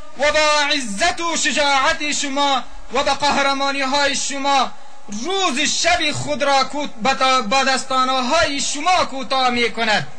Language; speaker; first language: Persian; non-native, local second language; Pashto